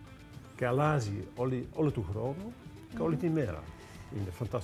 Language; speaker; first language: Greek; non-native, learner; Dutch